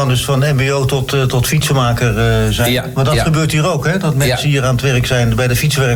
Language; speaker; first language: Dutch; native; Dutch